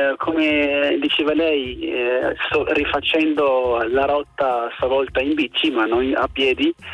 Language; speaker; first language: Italian; non-native, fluent; Arabic